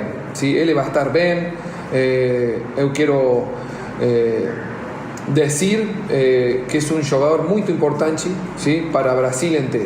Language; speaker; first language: Portuguese; non-native, learner; Spanish